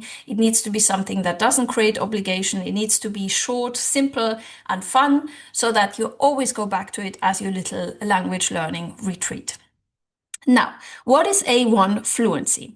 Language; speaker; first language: English; non-native, fluent; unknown